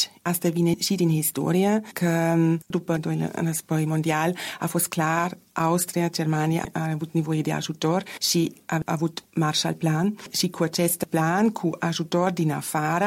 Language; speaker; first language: Romanian; non-native, learner; German